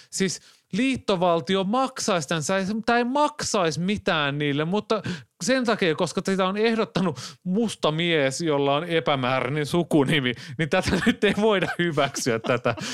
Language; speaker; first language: Finnish; native; Finnish